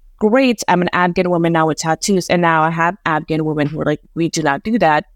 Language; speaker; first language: English; early bilingual, other home language; Persian